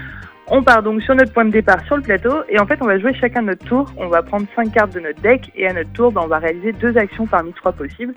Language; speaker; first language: French; native; French